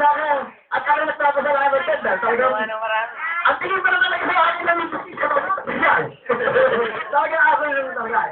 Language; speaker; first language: Filipino; native; Filipino